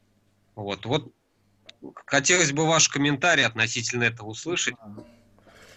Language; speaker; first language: Russian; native; Russian